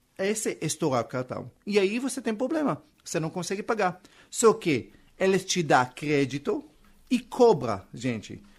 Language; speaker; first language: Portuguese; non-native, fluent; Hebrew